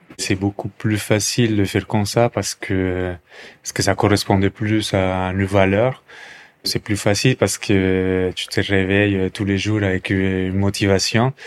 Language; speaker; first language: French; non-native, fluent; Spanish